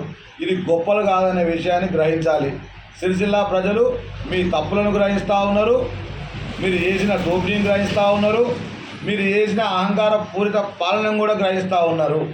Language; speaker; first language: Telugu; native; Telugu